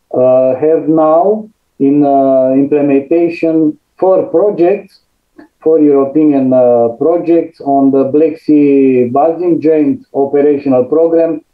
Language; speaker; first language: English; non-native, fluent; Romanian